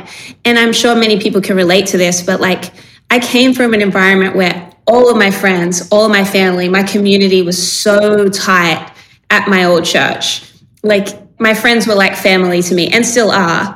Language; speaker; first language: English; native; English